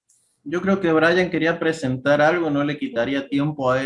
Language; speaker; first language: Spanish; native; Spanish